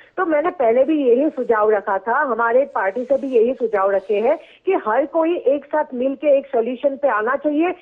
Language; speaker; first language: Hindi; non-native, local second language; Assamese